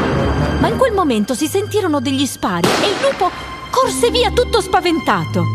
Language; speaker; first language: Italian; native; Italian